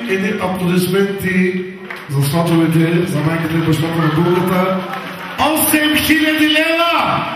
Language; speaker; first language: Bulgarian; non-native, local second language; Turkish